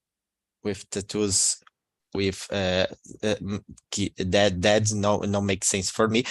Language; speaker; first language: English; non-native, learner; Portuguese